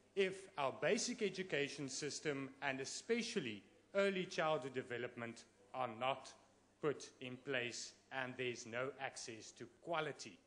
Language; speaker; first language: English; non-native, local second language; Afrikaans